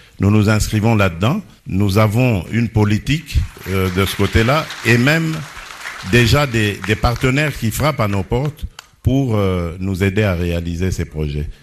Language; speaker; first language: French; non-native, local second language; Lingala